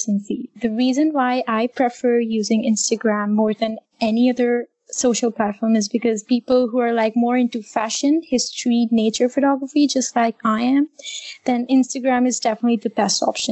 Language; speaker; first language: English; non-native, local second language; Urdu